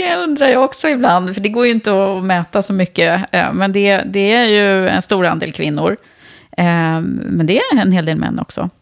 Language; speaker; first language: Swedish; native; Swedish